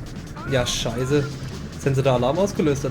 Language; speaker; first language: German; native; German